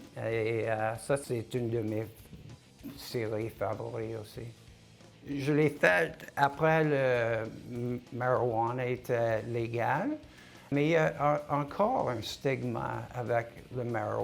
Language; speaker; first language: French; non-native, local second language; English